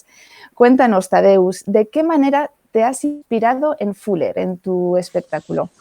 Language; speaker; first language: Spanish; native; Spanish